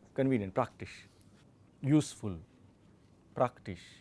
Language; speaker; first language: German; non-native, fluent; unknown